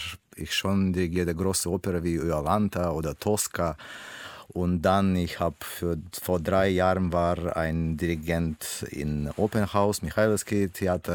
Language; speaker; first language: German; non-native, learner; Russian